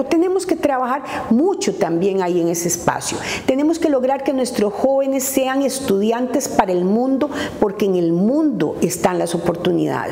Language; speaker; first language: Spanish; native; Spanish